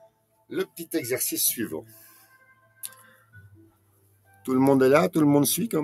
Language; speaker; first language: French; native; French